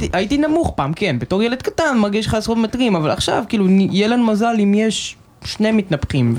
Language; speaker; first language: Hebrew; native; Hebrew